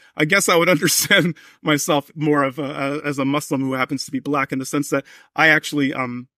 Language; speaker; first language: English; native; English